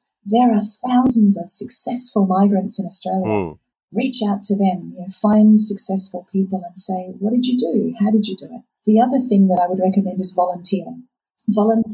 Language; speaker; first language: English; native; English